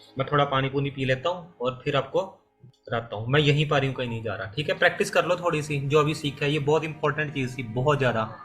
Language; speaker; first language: Hindi; native; Hindi